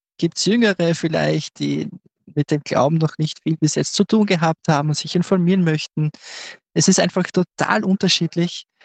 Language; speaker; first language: German; native; German